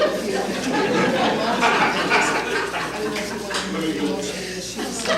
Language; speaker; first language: English; native; English